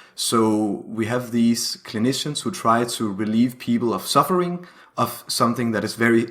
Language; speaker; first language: English; non-native, fluent; Danish